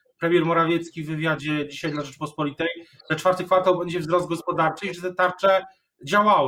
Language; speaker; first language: Polish; native; Polish